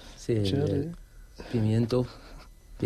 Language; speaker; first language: Spanish; non-native, learner; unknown